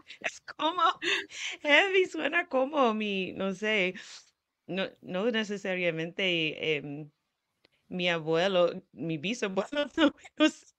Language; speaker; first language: Spanish; non-native, fluent; English